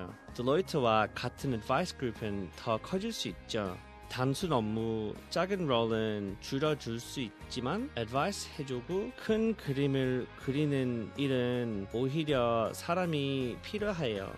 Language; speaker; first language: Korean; early bilingual, heritage; Korean